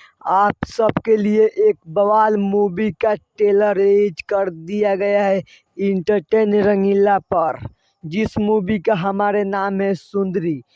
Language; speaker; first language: Hindi; non-native, local second language; Bhojpuri